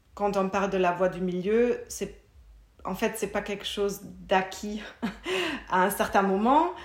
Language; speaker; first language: French; non-native, fluent; German